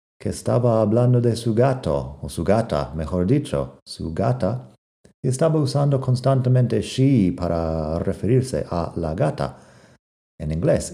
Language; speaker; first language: Spanish; non-native, fluent; English